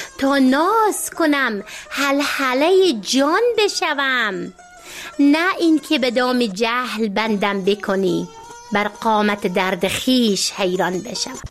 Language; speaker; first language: Persian; native; Persian